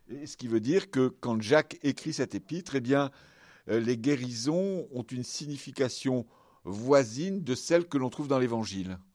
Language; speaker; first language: French; native; French